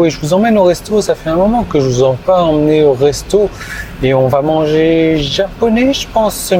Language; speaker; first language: French; native; French